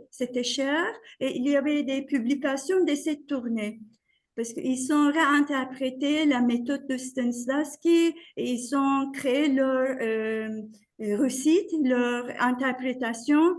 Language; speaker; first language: French; non-native, fluent; Turkish